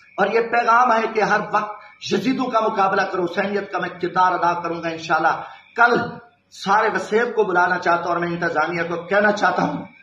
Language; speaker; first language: Urdu; non-native, local second language; Saraiki